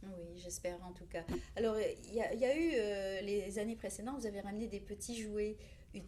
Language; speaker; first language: French; native; French